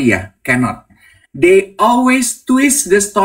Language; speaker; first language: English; non-native, fluent; Indonesian